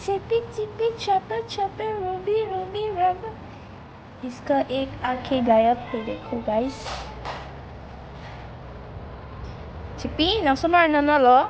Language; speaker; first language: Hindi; non-native, local second language; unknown